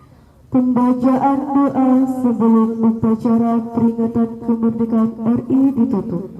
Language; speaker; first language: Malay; non-native, local second language; Javanese